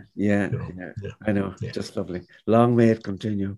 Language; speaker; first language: English; native; English